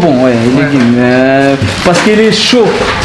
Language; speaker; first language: French; non-native, learner; Pashto